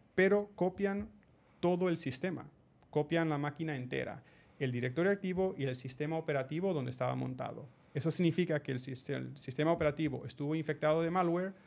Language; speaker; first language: Spanish; early bilingual, heritage; Spanish